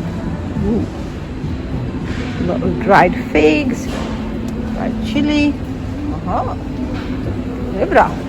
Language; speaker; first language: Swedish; non-native, learner; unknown